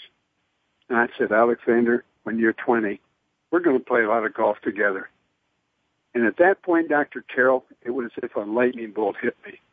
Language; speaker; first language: English; native; English